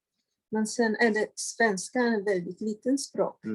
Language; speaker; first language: Swedish; non-native, fluent; Polish